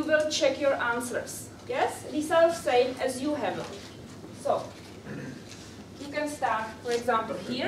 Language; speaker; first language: English; non-native, fluent; Czech